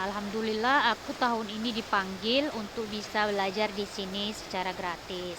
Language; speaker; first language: Indonesian; native; Indonesian